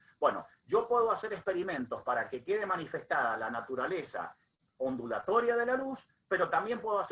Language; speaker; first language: Spanish; native; Spanish